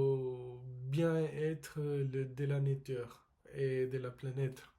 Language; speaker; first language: French; non-native, learner; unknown